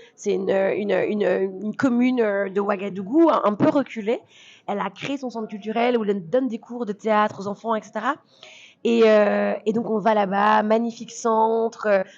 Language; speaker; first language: French; early bilingual, other home language; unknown